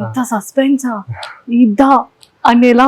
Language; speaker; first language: Telugu; native; Telugu